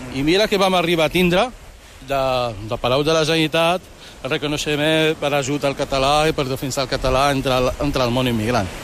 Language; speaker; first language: Catalan; early bilingual, other home language; Arabic